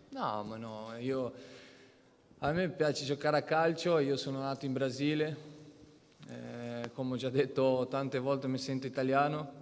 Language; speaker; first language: Italian; non-native, fluent; Portuguese